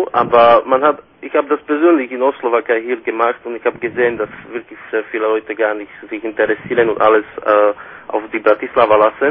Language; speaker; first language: German; non-native, fluent; Slovak